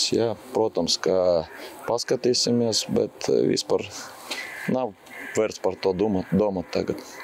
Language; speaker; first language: Latvian; non-native, local second language; Russian